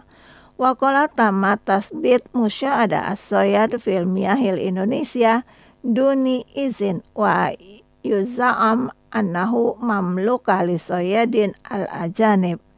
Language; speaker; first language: Arabic; non-native, fluent; Indonesian